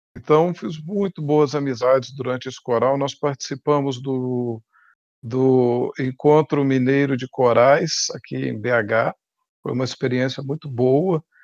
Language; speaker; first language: Portuguese; native; Portuguese